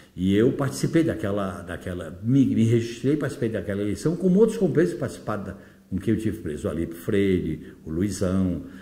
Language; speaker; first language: Portuguese; native; Portuguese